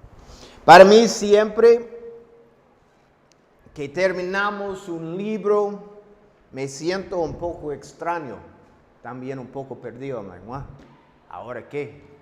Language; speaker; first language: Spanish; non-native, fluent; English